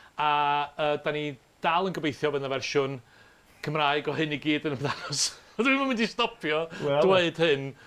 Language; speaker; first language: Welsh; native; Welsh